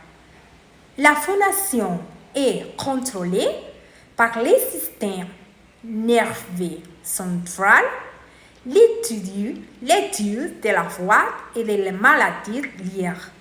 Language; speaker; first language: French; non-native, learner; Spanish